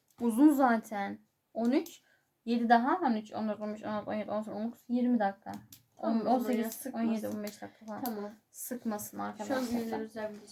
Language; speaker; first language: Turkish; native; Turkish